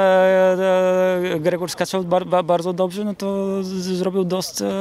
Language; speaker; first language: Polish; non-native, learner; Bulgarian